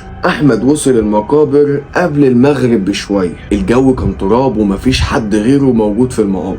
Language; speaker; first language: Arabic; native; Arabic